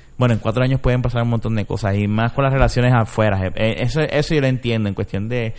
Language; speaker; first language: Spanish; native; Spanish